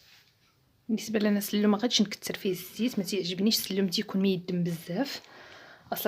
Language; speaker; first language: Arabic; native; Arabic